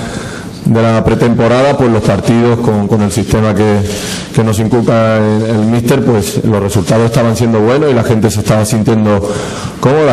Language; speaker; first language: Spanish; native; Spanish